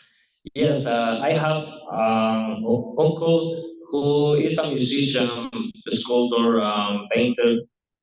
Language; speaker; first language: English; non-native, learner; Spanish